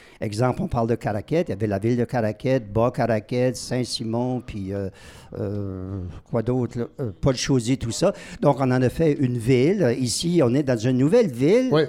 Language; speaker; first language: French; native; French